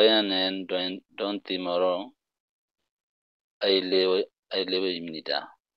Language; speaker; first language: Korean; non-native, learner; Tetum